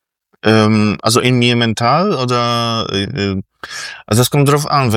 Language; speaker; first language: German; non-native, fluent; Polish